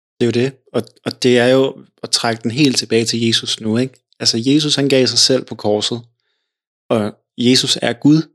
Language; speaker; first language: Danish; native; Danish